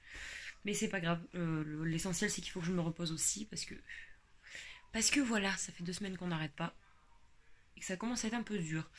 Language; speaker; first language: French; native; French